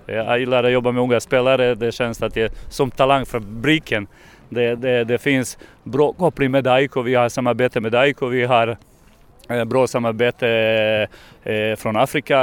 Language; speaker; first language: Swedish; non-native, fluent; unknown